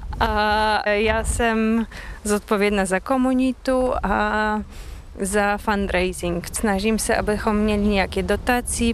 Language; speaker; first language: Czech; non-native, fluent; Polish